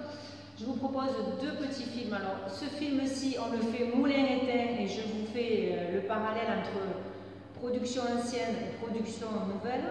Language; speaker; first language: French; native; French